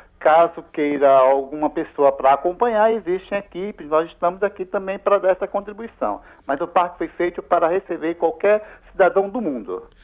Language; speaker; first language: Portuguese; native; Portuguese